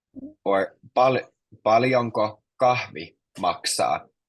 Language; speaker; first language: Finnish; non-native, fluent; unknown